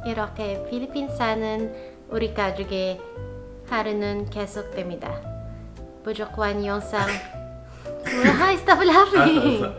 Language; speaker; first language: Korean; non-native, learner; Filipino